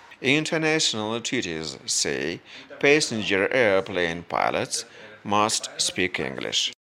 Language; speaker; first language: English; non-native, fluent; Russian